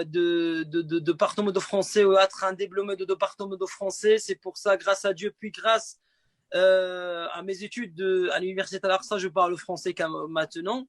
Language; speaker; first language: French; non-native, fluent; Arabic